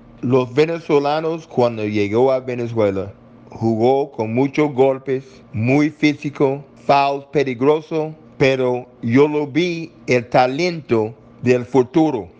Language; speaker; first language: Spanish; non-native, learner; English